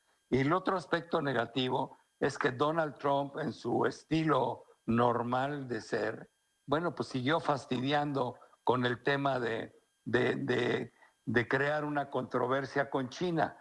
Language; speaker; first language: Spanish; native; Spanish